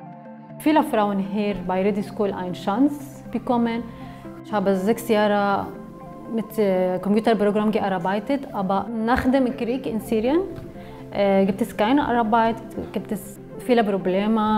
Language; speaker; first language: German; non-native, learner; Arabic